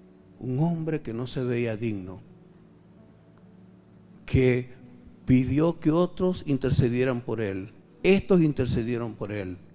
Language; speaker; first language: Spanish; native; Spanish